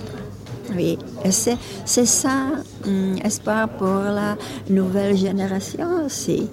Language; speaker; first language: French; non-native, fluent; Czech